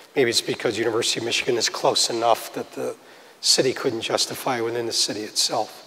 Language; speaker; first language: English; native; English